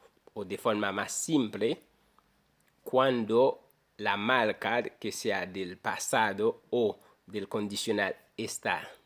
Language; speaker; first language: Spanish; non-native, fluent; Haitian Creole